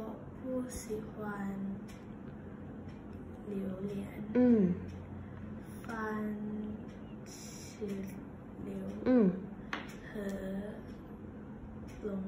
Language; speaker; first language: Chinese; non-native, learner; Thai